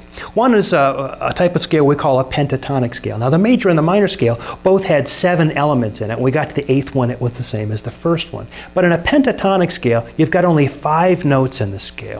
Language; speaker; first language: English; native; English